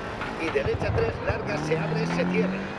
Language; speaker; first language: Spanish; native; Spanish